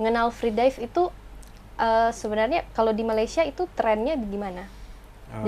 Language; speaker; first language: Indonesian; native; Indonesian